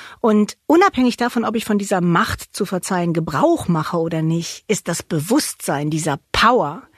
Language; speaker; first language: German; native; German